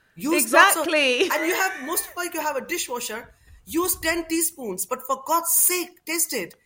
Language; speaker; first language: English; non-native, local second language; Urdu